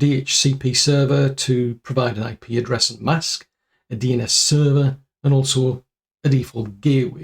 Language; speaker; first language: English; native; English